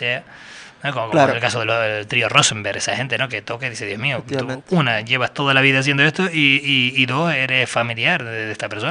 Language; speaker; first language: Spanish; native; Spanish